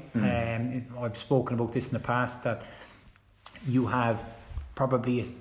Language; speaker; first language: English; native; English